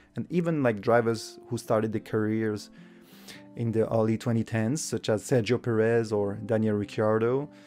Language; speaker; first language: English; non-native, fluent; French